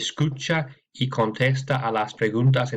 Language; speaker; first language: Spanish; non-native, fluent; English